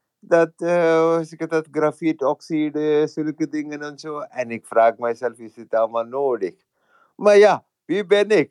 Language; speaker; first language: Dutch; non-native, fluent; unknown